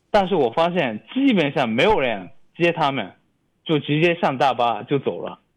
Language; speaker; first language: Chinese; non-native, fluent; Japanese